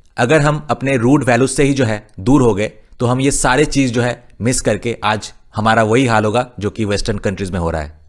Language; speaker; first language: Hindi; non-native, local second language; Bangla